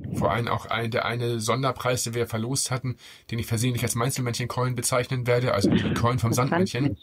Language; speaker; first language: German; native; German